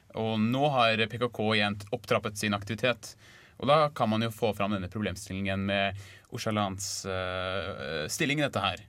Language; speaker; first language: Norwegian; native; Norwegian